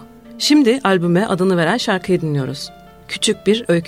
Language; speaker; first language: Turkish; native; Turkish